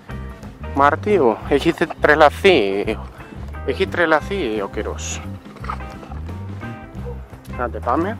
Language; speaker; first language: Greek; non-native, learner; Spanish